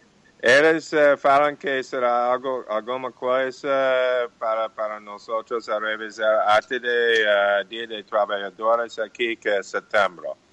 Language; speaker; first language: Portuguese; non-native, fluent; English